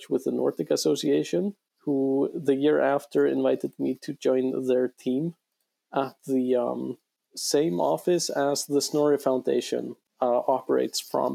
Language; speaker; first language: English; non-native, fluent; Icelandic